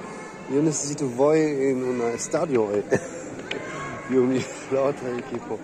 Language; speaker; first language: Spanish; non-native, learner; German